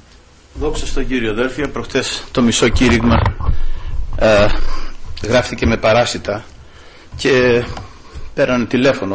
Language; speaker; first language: Greek; native; Greek